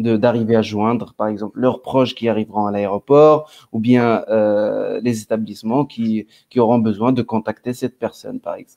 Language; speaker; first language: French; non-native, local second language; Arabic